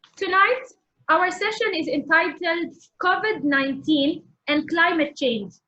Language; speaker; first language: English; non-native, fluent; Arabic